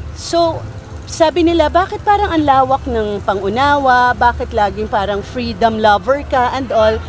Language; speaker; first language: Filipino; non-native, local second language; Waray